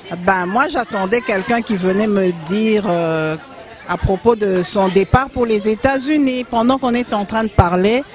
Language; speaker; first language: French; non-native, local second language; Lingala